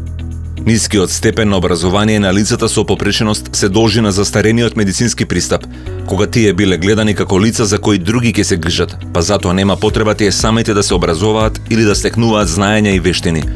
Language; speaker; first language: Macedonian; native; Macedonian